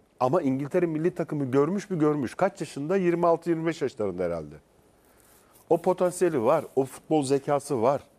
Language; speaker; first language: Turkish; native; Turkish